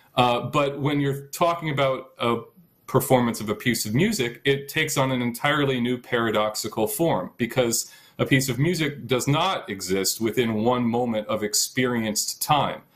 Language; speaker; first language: English; native; English